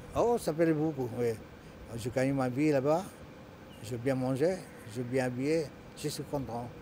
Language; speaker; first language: French; non-native, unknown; Malay